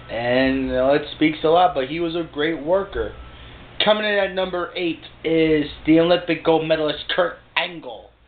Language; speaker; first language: English; native; English